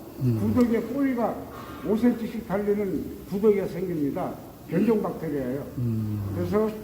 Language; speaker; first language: Korean; native; Korean